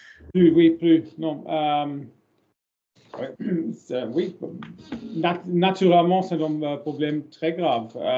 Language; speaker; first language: French; non-native, learner; German